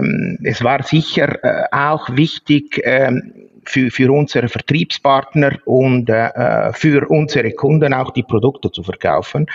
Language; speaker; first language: German; non-native, fluent; Italian